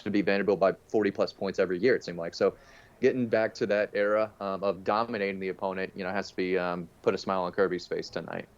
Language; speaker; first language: English; native; English